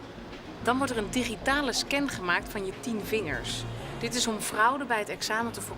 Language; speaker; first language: Dutch; native; Dutch